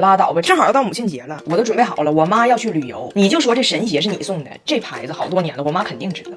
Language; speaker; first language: Chinese; native; Chinese